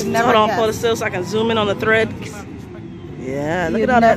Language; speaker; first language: English; native; English